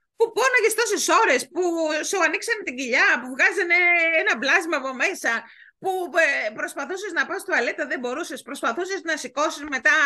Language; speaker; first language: Greek; native; Greek